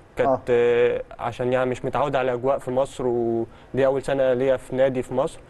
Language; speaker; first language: Egyptian Arabic; early bilingual, heritage; Arabic